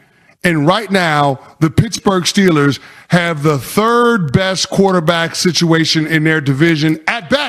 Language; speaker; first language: English; native; English